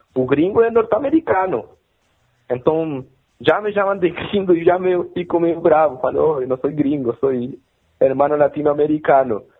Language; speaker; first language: Portuguese; non-native, fluent; Spanish